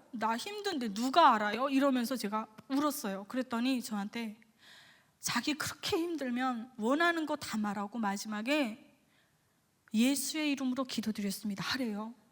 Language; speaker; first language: Korean; native; Korean